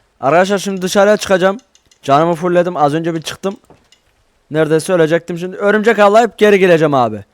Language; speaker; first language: Turkish; native; Turkish